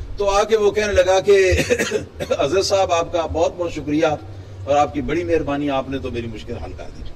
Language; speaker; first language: Urdu; non-native, local second language; Punjabi